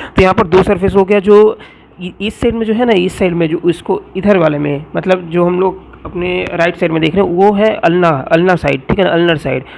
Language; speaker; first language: Hindi; non-native, local second language; Bangla